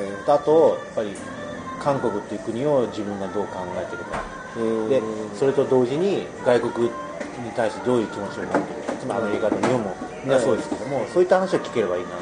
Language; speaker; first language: Japanese; native; Japanese